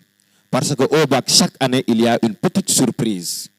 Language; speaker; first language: French; non-native, local second language; Wolof